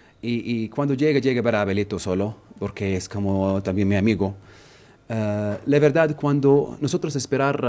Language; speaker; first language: Spanish; non-native, learner; Arabic